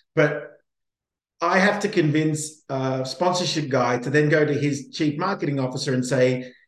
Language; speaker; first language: English; native; English